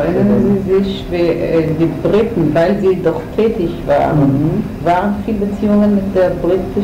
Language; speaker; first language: German; non-native, fluent; Hebrew